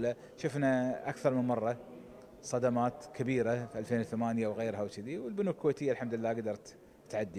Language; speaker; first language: Arabic; native; Arabic